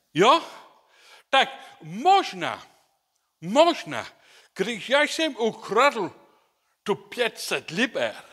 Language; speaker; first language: Czech; non-native, learner; English